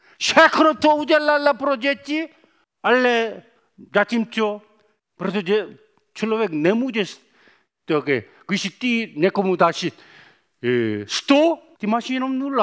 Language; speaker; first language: Czech; non-native, fluent; Korean